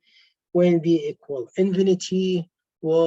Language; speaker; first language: English; non-native, local second language; Arabic